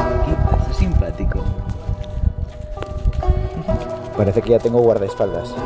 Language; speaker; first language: Spanish; native; Spanish